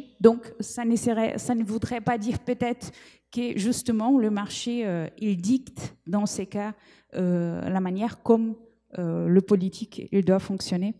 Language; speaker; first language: French; non-native, fluent; Portuguese